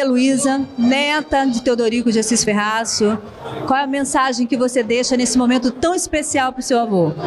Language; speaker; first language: Portuguese; native; Portuguese